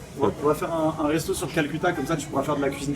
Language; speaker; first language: French; native; French